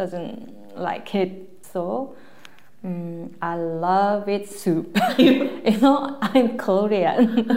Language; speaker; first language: English; non-native, learner; Korean